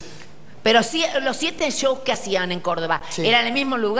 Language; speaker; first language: Spanish; native; Spanish